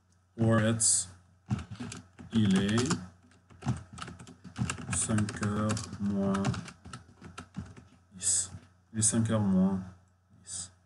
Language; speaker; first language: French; non-native, fluent; Arabic